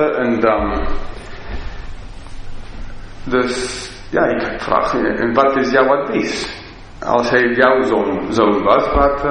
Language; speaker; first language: Dutch; non-native, fluent; English